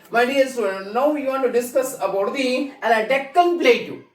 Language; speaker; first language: English; non-native, local second language; Kannada